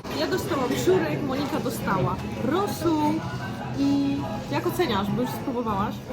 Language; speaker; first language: Polish; native; Polish